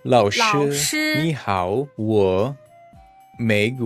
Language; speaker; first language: Chinese; non-native, learner; English